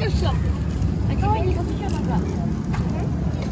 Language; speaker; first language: Russian; early bilingual, heritage; Russian